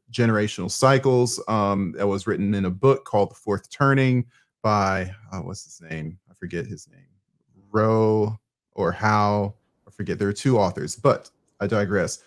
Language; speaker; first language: English; native; English